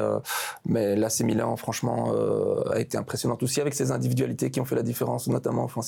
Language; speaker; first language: French; native; French